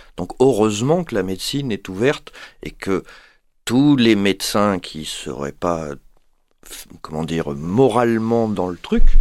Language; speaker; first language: French; native; French